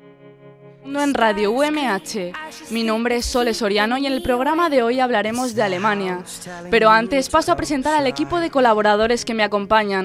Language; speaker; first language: Spanish; native; Spanish